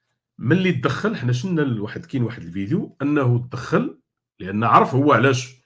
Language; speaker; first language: Arabic; native; Arabic